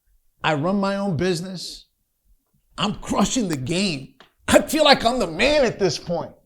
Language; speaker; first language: English; native; English